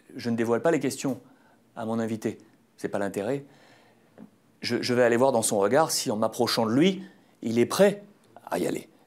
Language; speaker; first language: French; native; French